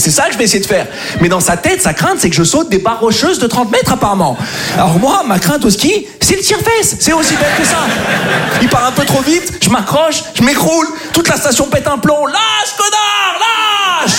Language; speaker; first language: French; native; French